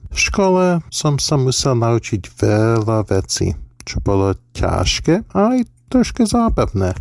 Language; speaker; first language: Slovak; early bilingual, heritage; Slovak